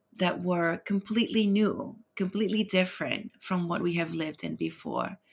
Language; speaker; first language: English; non-native, fluent; Greek